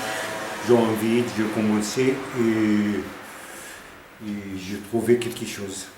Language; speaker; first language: French; non-native, learner; Arabic